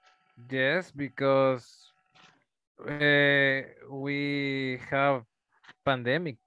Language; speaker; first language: English; non-native, learner; Spanish